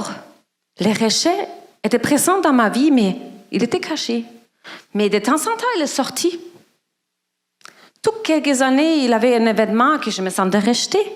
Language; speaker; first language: French; non-native, fluent; German